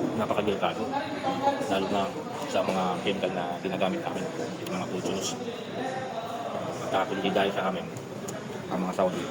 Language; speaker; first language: Filipino; non-native, local second language; Pampanga